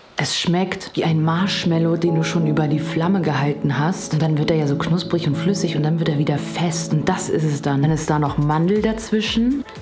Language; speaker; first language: German; early bilingual, other home language; Polish